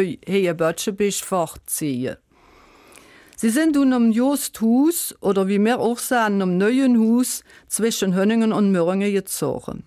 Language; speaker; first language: German; native; German